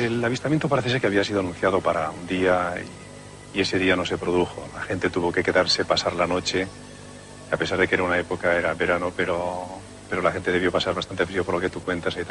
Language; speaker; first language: Spanish; native; Spanish